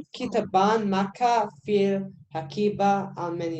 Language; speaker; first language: Arabic; non-native, learner; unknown